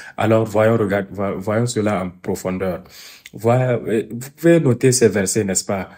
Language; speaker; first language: French; non-native, fluent; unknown